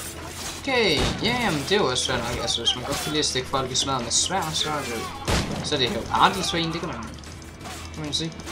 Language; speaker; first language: Danish; native; Danish